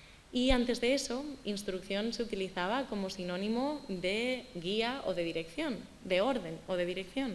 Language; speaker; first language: Spanish; native; Spanish